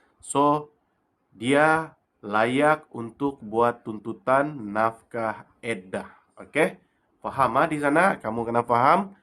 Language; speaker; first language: Malay; native; Malay